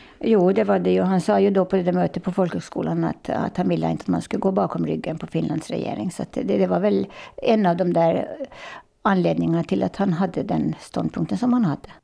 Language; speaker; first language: Swedish; native; Swedish